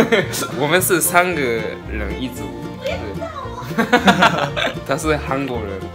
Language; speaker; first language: Chinese; non-native, fluent; Japanese